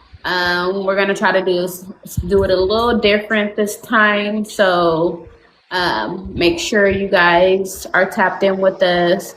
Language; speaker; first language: English; native; English